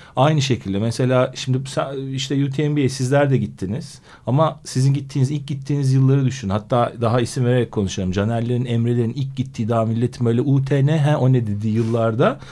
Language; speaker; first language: Turkish; native; Turkish